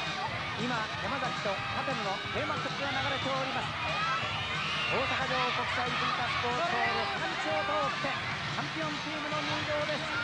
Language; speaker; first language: Japanese; native; Japanese